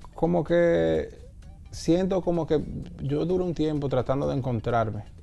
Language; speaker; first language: Spanish; early bilingual, heritage; Spanish